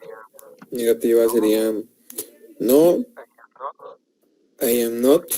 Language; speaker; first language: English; non-native, learner; Spanish